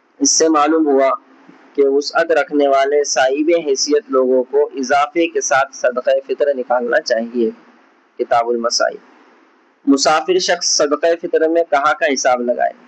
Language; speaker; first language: Urdu; native; Urdu